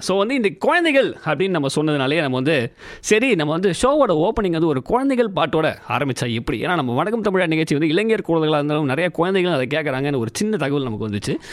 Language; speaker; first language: Tamil; native; Tamil